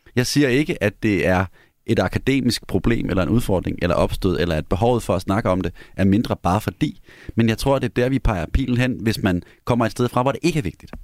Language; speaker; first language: Danish; native; Danish